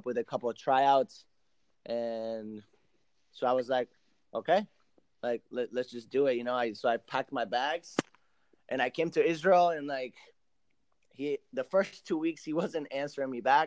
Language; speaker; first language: English; early bilingual, other home language; Spanish